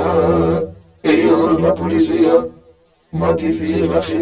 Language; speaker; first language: Spanish; non-native, learner; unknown